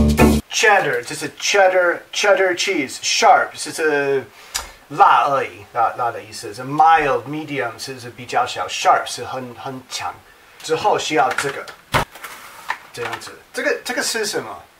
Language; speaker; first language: Chinese; non-native, learner; English